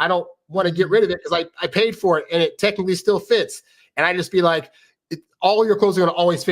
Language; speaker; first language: English; native; English